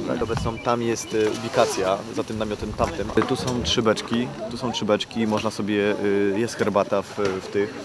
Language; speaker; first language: Polish; native; Polish